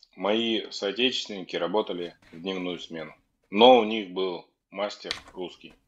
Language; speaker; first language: Russian; native; Russian